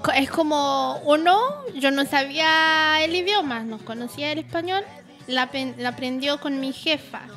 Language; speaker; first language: Spanish; non-native, learner; Haitian Creole